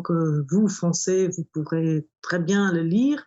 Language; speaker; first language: French; non-native, fluent; Portuguese